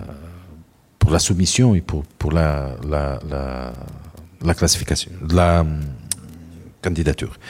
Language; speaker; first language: French; non-native, learner; Portuguese